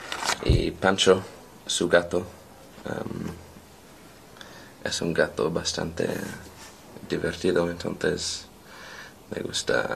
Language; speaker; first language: Spanish; non-native, learner; English